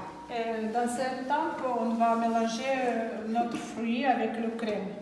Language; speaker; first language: French; non-native, learner; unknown